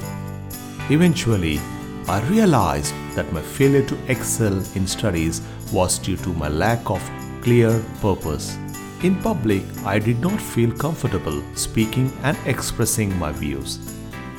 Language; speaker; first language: English; non-native, local second language; Kannada